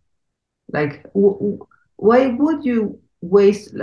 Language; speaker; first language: English; non-native, fluent; Spanish